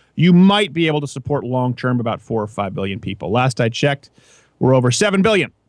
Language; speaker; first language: English; native; English